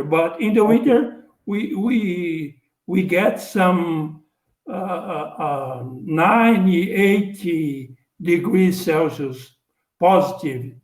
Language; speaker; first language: English; non-native, learner; Portuguese